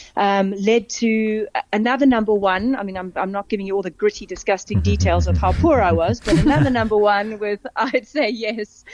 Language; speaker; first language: English; native; English